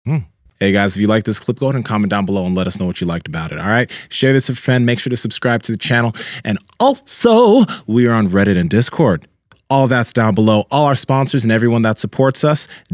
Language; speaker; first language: English; native; English